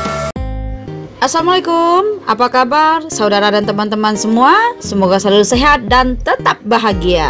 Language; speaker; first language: Indonesian; native; Indonesian